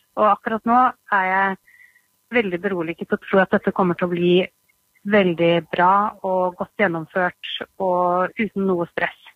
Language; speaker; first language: Norwegian; native; Norwegian